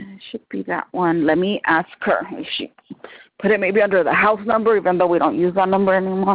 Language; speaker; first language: English; early bilingual, other home language; Spanish